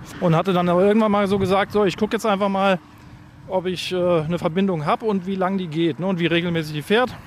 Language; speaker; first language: German; native; German